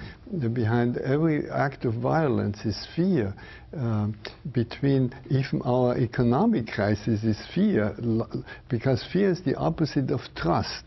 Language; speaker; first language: English; non-native, fluent; German